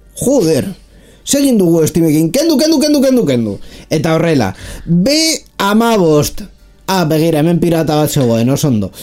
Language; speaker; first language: Basque; non-native, local second language; Spanish